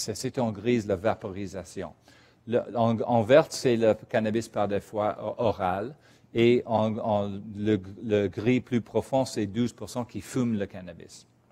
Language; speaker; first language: French; non-native, fluent; English